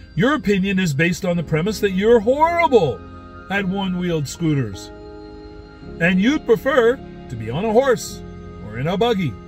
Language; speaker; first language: English; native; English